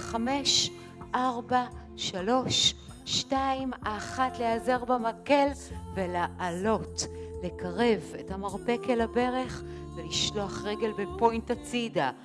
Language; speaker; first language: Hebrew; native; Hebrew